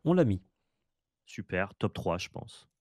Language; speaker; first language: French; native; French